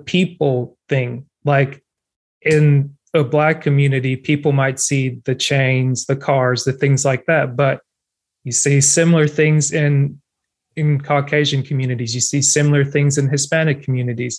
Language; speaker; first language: English; non-native, local second language; French